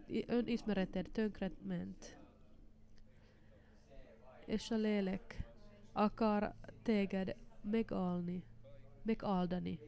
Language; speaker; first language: Hungarian; non-native, fluent; Finnish